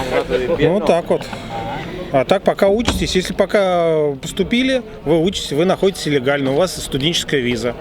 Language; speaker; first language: Russian; native; Russian